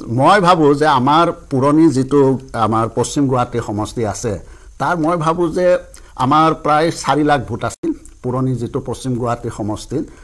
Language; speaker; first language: Assamese; native; Assamese